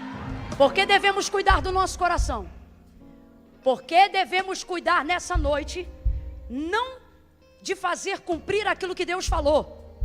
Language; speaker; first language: Portuguese; native; Portuguese